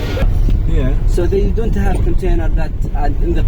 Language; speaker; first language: English; non-native, learner; Arabic